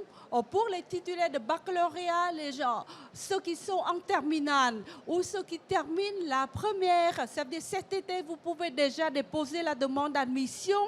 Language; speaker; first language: French; non-native, fluent; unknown